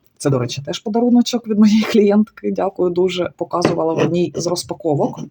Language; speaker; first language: Ukrainian; non-native, local second language; Russian